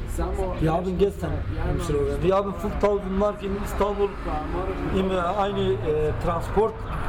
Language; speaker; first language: German; non-native, learner; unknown